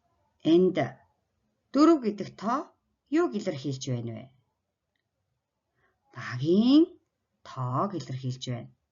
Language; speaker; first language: Mongolian; native; Mongolian